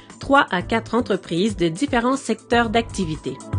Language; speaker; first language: French; native; French